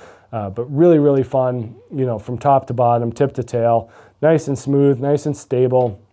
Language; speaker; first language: English; native; English